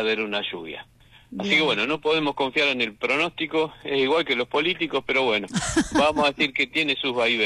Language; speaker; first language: Spanish; native; Spanish